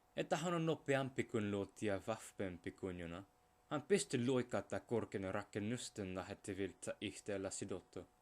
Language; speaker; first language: Finnish; non-native, learner; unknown